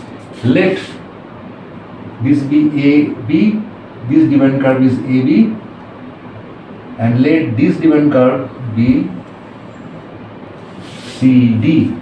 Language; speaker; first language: English; non-native, local second language; Bangla